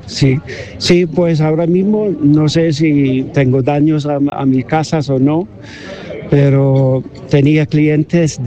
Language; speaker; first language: Spanish; non-native, fluent; English